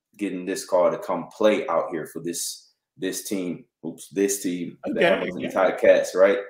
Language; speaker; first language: English; native; English